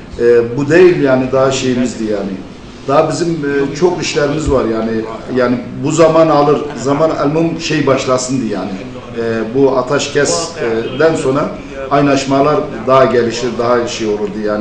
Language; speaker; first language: Turkish; non-native, fluent; Arabic